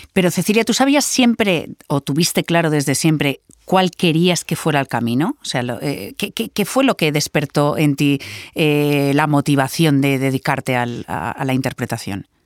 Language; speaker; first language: Spanish; native; Spanish